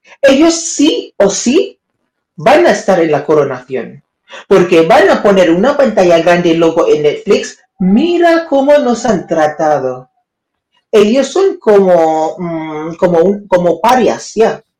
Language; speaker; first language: Spanish; non-native, learner; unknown